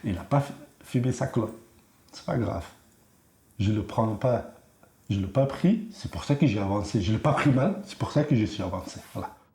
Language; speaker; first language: French; non-native, fluent; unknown